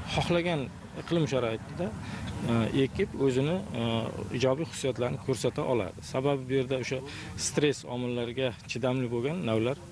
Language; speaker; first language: Uzbek; native; Uzbek